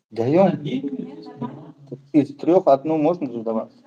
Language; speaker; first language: Russian; non-native, fluent; Tajik